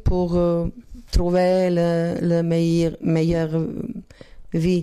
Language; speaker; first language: French; non-native, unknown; Croatian